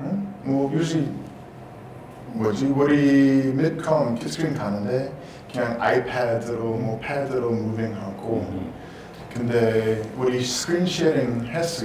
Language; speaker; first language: Korean; non-native, learner; English